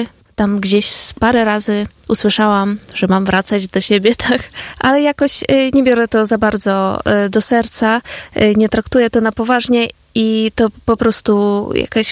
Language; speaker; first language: Polish; non-native, fluent; Ukrainian